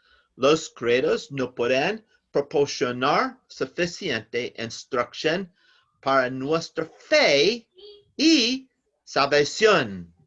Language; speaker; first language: Spanish; non-native, learner; English